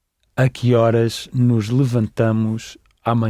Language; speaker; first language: Portuguese; non-native, learner; English